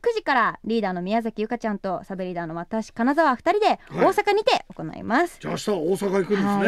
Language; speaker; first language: Japanese; native; Japanese